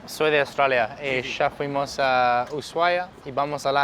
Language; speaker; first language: Spanish; non-native, learner; English